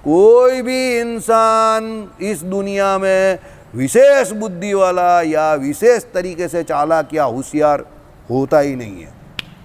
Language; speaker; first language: Hindi; non-native, local second language; Gujarati